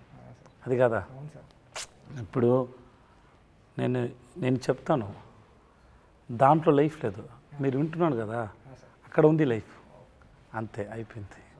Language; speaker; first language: Telugu; non-native, learner; Tamil